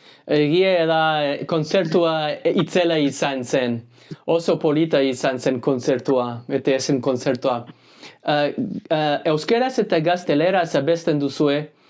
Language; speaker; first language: Basque; non-native, learner; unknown